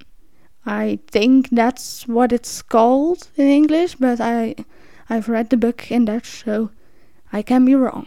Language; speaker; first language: English; non-native, fluent; Dutch